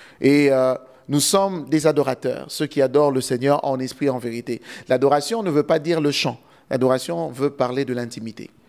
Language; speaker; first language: French; non-native, local second language; Lingala